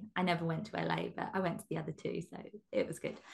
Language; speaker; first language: English; native; English